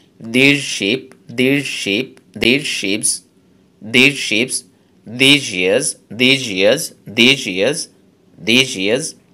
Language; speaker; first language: English; non-native, local second language; Bangla